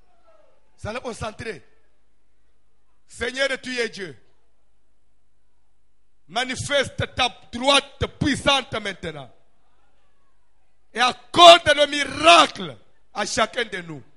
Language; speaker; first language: French; non-native, local second language; Lingala